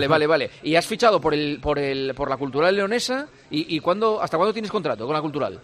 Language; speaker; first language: Spanish; native; Spanish